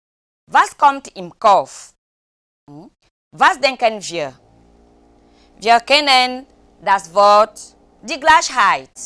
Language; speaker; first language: German; non-native, learner; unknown